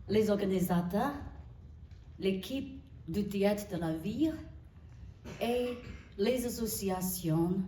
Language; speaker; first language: French; non-native, learner; Burmese